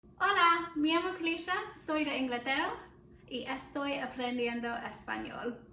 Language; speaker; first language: Spanish; non-native, learner; English